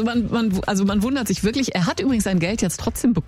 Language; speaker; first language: German; native; German